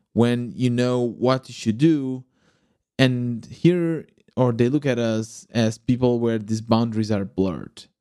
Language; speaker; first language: English; non-native, fluent; Portuguese